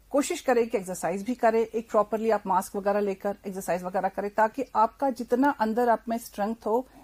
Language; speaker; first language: Hindi; non-native, local second language; Kashmiri